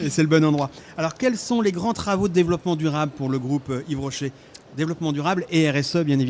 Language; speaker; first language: French; native; French